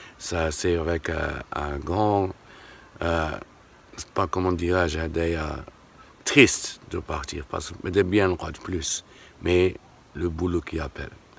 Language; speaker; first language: French; non-native, local second language; Arabic